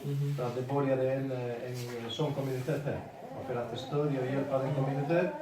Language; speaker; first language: Swedish; non-native, fluent; Spanish